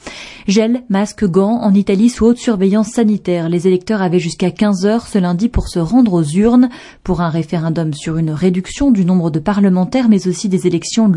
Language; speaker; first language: French; native; French